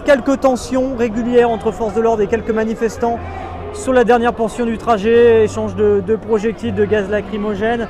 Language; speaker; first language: French; native; French